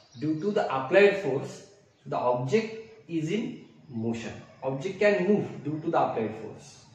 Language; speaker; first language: English; non-native, local second language; Marathi